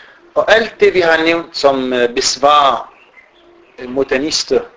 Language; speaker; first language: Danish; non-native, fluent; Arabic